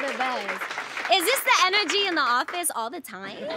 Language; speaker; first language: English; native; English